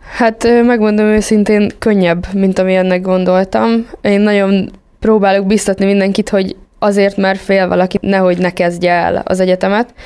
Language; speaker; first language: Hungarian; native; Hungarian